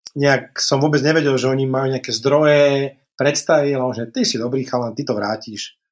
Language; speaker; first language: Slovak; non-native, local second language; Hungarian